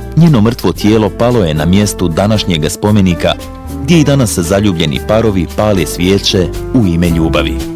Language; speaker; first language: Bosnian; native; Bosnian